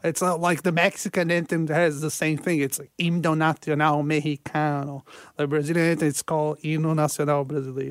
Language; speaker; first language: English; non-native, fluent; Portuguese